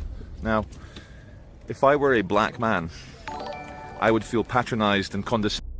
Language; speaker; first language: English; native; English